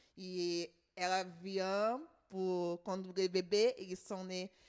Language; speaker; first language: French; non-native, learner; Portuguese